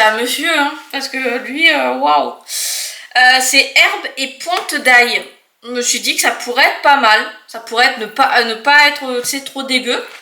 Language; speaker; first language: French; native; French